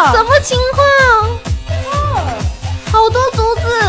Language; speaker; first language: Chinese; native; Chinese